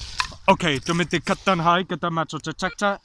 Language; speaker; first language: Welsh; non-native, learner; English